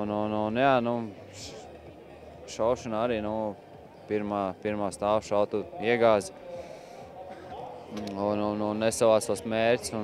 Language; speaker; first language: Latvian; native; Latvian